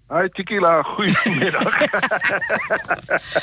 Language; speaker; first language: Dutch; native; Dutch